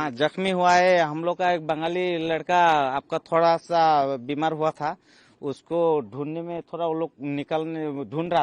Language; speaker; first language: Hindi; non-native, local second language; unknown